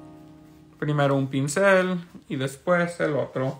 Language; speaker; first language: Spanish; early bilingual, heritage; Spanish